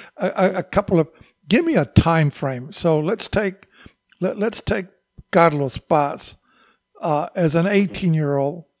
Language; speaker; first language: English; native; English